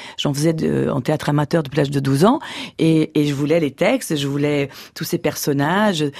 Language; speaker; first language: French; early bilingual, other home language; Portuguese